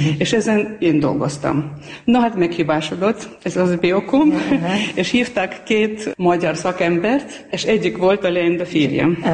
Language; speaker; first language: Hungarian; non-native, fluent; Armenian